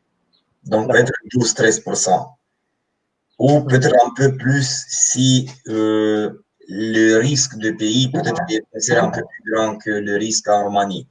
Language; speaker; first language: French; non-native, fluent; Romanian